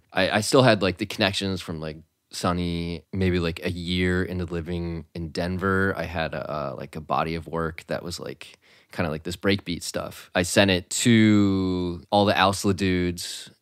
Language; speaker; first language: English; native; English